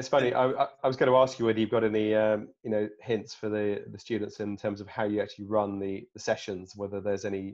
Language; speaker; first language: English; native; English